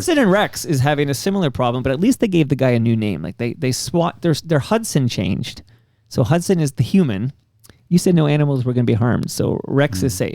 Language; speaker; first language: English; native; English